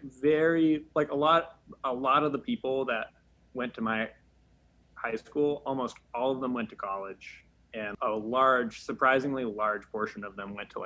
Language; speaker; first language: English; native; English